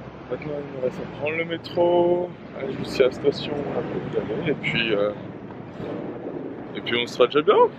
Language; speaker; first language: French; native; French